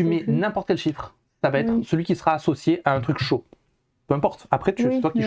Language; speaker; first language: French; native; French